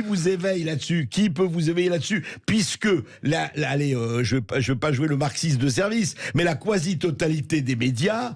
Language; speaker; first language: French; native; French